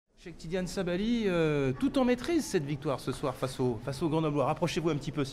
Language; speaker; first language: French; native; French